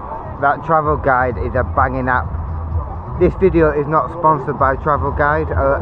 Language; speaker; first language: English; native; English